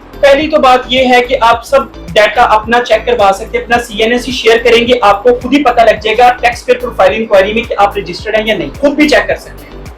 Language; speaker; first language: Urdu; non-native, local second language; Punjabi